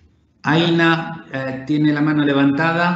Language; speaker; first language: Spanish; native; Spanish